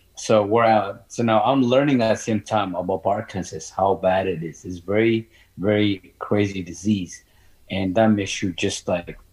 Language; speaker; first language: English; non-native, learner; Amharic